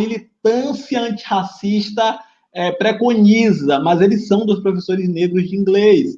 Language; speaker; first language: Portuguese; native; Portuguese